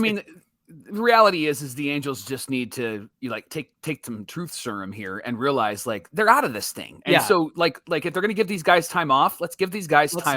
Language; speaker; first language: English; native; English